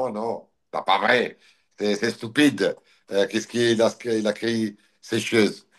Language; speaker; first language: French; non-native, learner; Italian